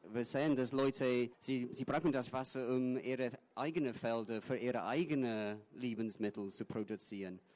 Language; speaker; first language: German; non-native, fluent; English